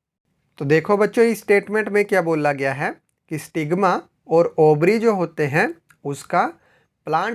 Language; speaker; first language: Hindi; native; Hindi